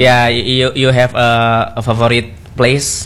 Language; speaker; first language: English; non-native, learner; Indonesian